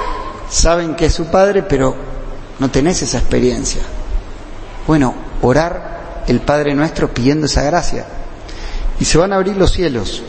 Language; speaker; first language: Spanish; native; Spanish